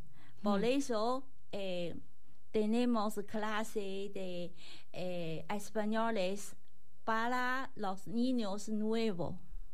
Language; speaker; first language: Spanish; non-native, learner; Chinese